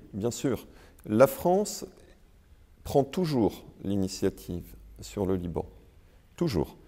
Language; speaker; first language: French; native; French